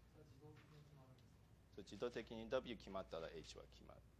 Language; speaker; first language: Japanese; non-native, fluent; English